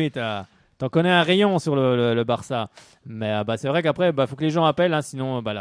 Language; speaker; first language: French; native; French